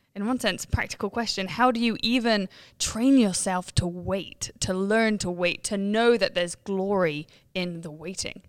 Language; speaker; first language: English; native; English